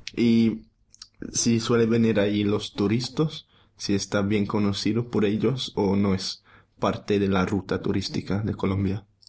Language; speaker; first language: Spanish; non-native, fluent; English